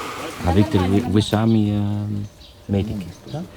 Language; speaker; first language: Russian; non-native, learner; Dutch